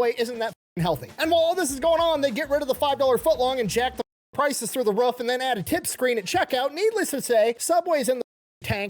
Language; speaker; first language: English; native; English